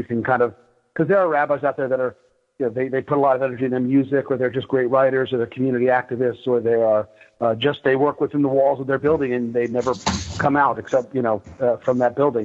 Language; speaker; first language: English; native; English